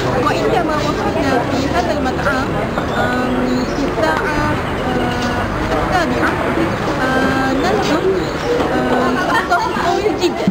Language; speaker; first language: Arabic; non-native, learner; Malay